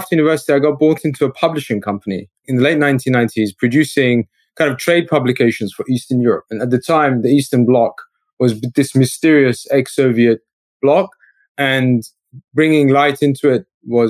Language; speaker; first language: English; native; English